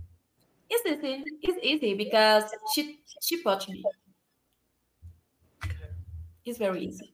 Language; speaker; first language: English; non-native, learner; Spanish